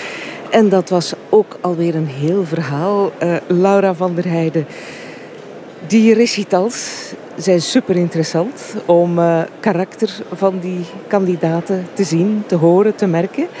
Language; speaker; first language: Dutch; native; Dutch